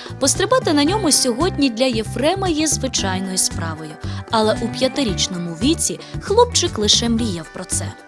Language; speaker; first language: Ukrainian; native; Ukrainian